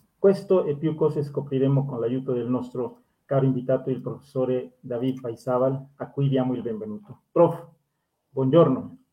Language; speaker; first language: Italian; non-native, fluent; Spanish